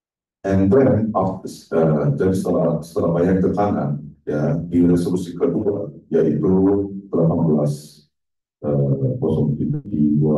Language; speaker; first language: Indonesian; non-native, fluent; Turkish